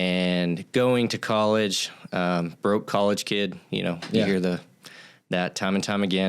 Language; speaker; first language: English; native; English